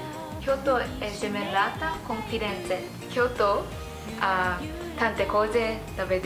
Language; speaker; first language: Italian; non-native, learner; Japanese